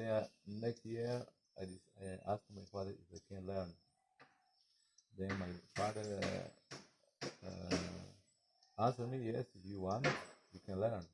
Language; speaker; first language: English; non-native, learner; Spanish